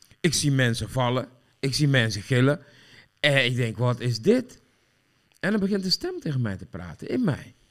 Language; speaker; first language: Dutch; early bilingual, other home language; Sranan Tongo